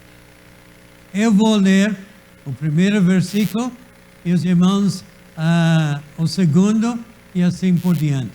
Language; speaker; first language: Portuguese; native; Portuguese